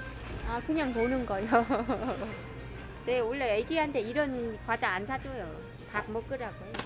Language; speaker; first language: Korean; non-native, learner; Vietnamese